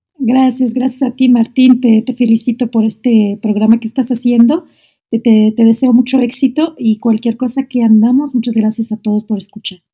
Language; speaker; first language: Spanish; non-native, fluent; Arabic